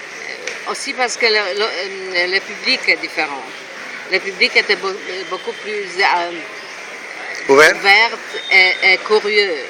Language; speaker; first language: French; non-native, fluent; Polish